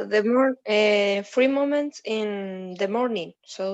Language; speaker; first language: English; non-native, learner; Spanish